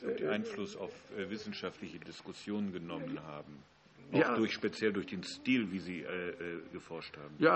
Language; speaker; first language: German; native; German